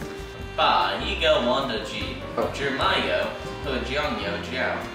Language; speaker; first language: Chinese; non-native, learner; English